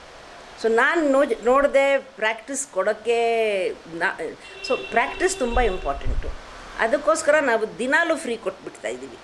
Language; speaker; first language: Kannada; non-native, local second language; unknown